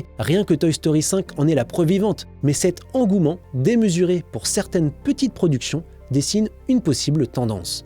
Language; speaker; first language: French; native; French